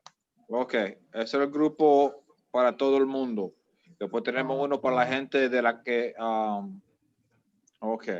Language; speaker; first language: Spanish; early bilingual, heritage; Spanish